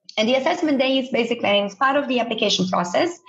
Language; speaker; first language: English; non-native, fluent; Portuguese